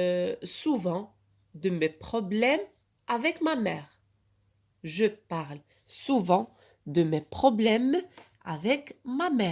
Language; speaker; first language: French; non-native, local second language; Arabic